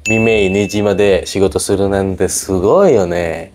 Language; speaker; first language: Japanese; non-native, fluent; Indonesian